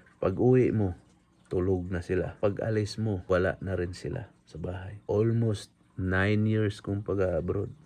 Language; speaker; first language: Filipino; non-native, local second language; Cebuano